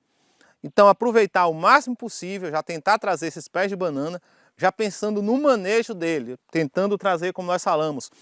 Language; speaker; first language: Portuguese; native; Portuguese